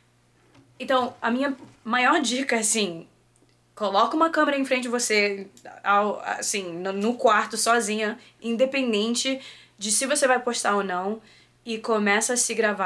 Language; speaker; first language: Portuguese; early bilingual, heritage; Portuguese